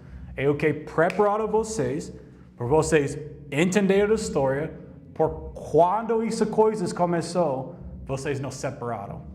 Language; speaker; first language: Portuguese; non-native, learner; English